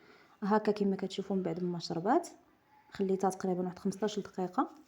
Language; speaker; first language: Arabic; native; Arabic